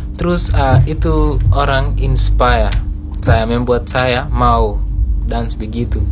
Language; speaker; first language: Indonesian; non-native, fluent; Kalenjin